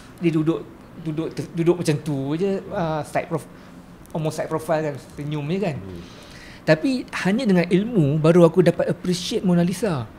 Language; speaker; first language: Malay; native; Malay